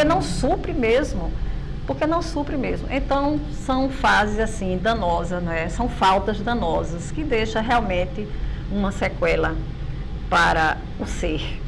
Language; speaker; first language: Portuguese; native; Portuguese